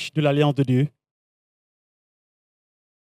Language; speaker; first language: French; non-native, local second language; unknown